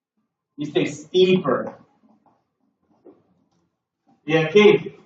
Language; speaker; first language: Spanish; non-native, learner; English